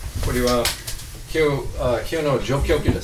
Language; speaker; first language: Japanese; non-native, fluent; English